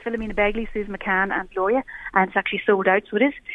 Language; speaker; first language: English; native; English